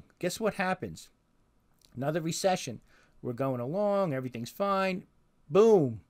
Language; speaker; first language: English; native; English